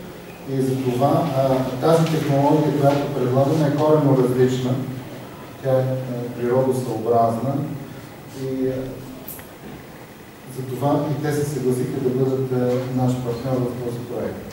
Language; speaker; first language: Bulgarian; native; Bulgarian